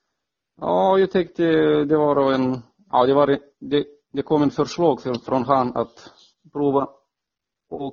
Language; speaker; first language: Swedish; non-native, fluent; Romanian